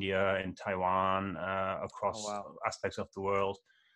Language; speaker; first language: English; non-native, fluent; German